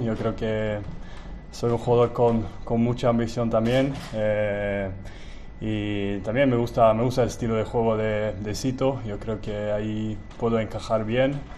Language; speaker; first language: Spanish; non-native, fluent; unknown